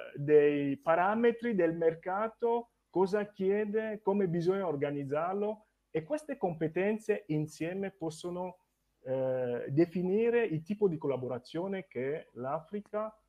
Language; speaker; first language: Italian; non-native, fluent; French